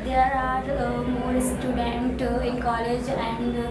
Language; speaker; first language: English; non-native, learner; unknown